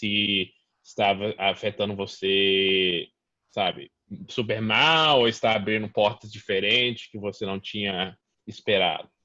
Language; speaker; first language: Portuguese; early bilingual, heritage; Portuguese